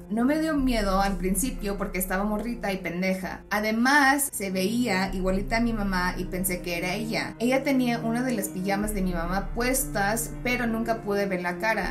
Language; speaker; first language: Spanish; early bilingual, heritage; Spanish